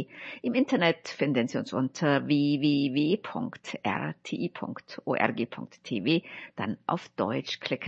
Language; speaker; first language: German; native; German